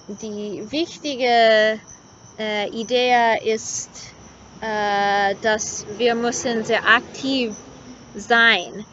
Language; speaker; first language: German; non-native, learner; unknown